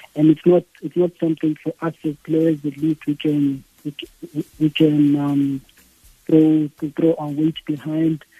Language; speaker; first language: English; non-native, local second language; Xhosa